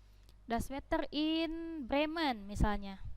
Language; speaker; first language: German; non-native, fluent; Indonesian